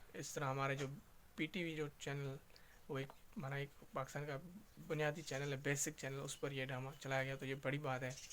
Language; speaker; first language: Urdu; non-native, local second language; Sindhi